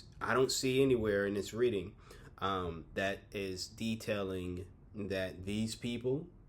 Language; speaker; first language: English; native; English